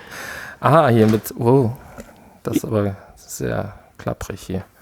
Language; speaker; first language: German; native; German